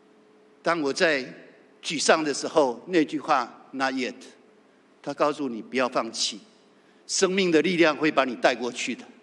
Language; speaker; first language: Chinese; native; Chinese